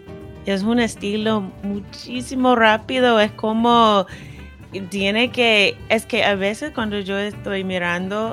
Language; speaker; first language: Spanish; non-native, fluent; English